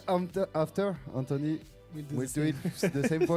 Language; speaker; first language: English; non-native, learner; French